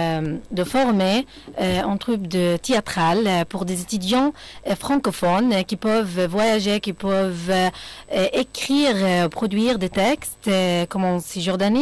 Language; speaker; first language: French; non-native, fluent; Arabic